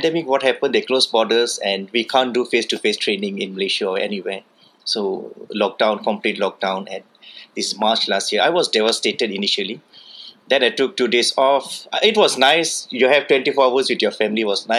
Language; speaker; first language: English; non-native, local second language; Tamil